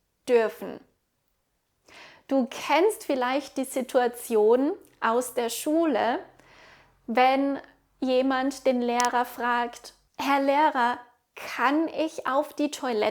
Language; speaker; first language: German; native; German